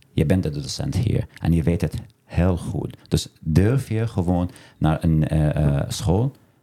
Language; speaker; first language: Dutch; non-native, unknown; Arabic